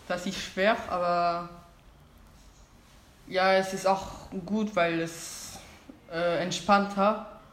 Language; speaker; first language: German; non-native, learner; French